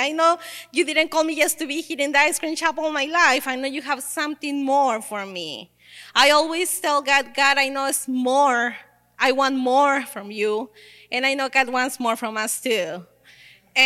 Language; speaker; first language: English; non-native, learner; Spanish